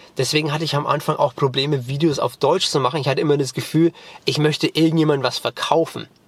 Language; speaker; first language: German; native; German